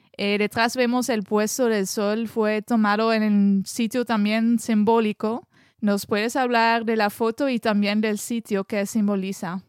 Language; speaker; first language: Spanish; non-native, fluent; French